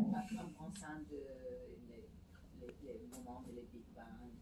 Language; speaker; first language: French; non-native, learner; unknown